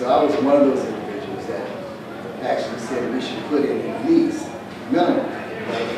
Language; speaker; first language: English; native; English